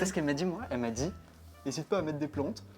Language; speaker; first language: French; native; French